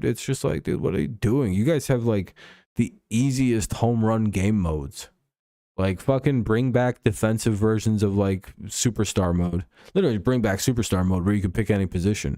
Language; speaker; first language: English; native; English